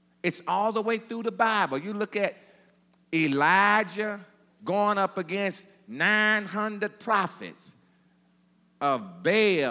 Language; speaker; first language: English; native; English